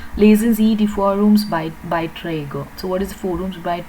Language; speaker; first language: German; non-native, learner; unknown